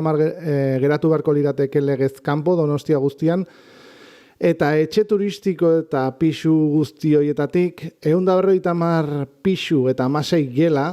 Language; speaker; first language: Basque; native; Basque